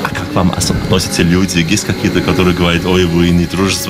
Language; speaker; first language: Russian; non-native, fluent; German